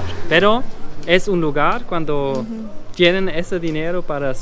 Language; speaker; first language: Spanish; non-native, learner; German